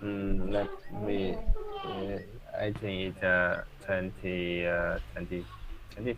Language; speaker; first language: English; non-native, learner; Vietnamese